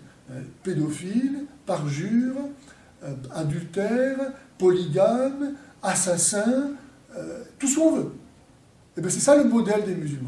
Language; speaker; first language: French; native; French